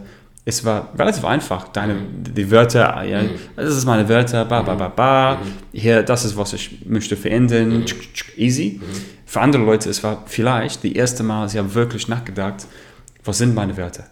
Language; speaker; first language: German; non-native, learner; English